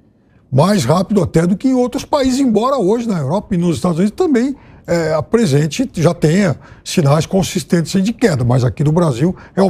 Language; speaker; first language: Portuguese; native; Portuguese